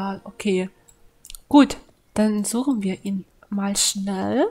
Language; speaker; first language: German; native; German